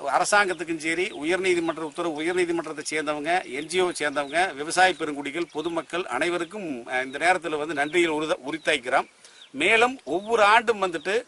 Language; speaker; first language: Tamil; native; Tamil